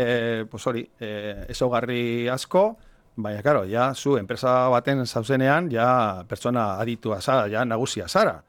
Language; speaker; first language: Basque; non-native, local second language; Spanish